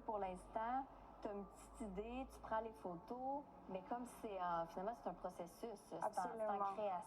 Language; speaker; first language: French; native; French